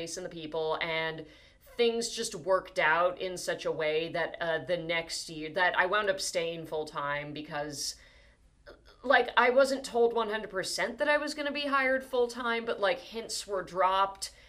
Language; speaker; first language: English; native; English